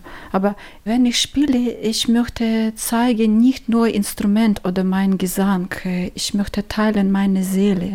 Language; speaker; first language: German; non-native, learner; Ukrainian